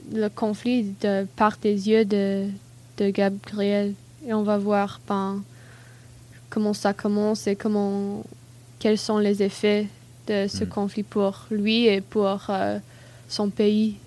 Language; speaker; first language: French; non-native, learner; English